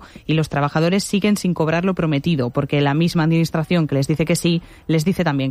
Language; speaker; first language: Spanish; native; Spanish